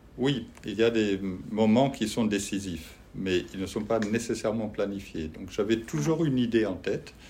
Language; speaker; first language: French; non-native, fluent; German